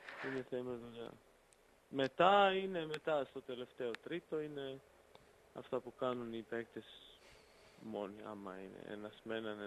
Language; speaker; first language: Greek; non-native, fluent; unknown